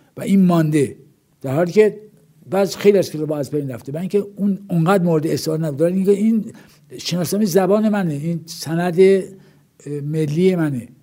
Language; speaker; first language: Persian; native; Persian